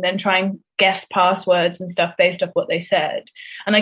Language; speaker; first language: English; native; English